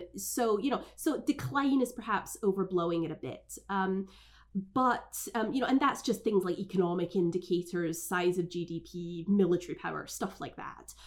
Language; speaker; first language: English; native; English